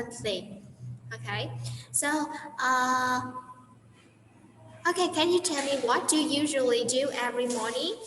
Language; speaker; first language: English; non-native, fluent; Vietnamese